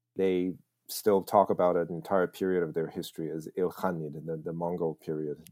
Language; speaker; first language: English; early bilingual, other home language; Chinese